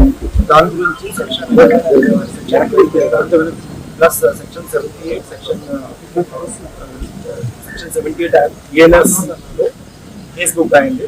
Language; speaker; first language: Telugu; non-native, learner; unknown